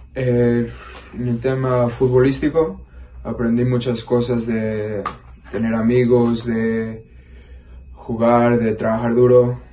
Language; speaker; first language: Spanish; early bilingual, heritage; Spanish